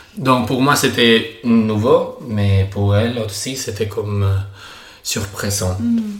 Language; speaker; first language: French; non-native, learner; Spanish